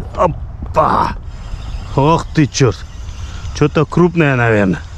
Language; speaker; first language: Russian; non-native, local second language; Uzbek